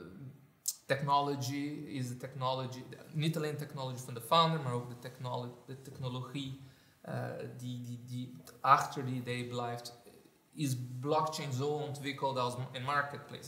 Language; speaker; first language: Dutch; non-native, fluent; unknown